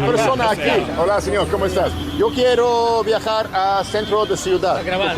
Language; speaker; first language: Spanish; non-native, learner; English